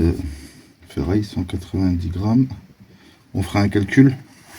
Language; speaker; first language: French; native; French